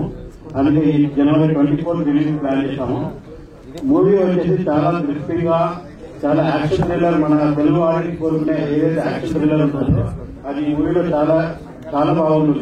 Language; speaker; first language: Telugu; native; Telugu